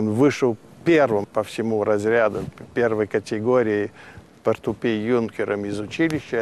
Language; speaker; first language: Russian; early bilingual, heritage; Russian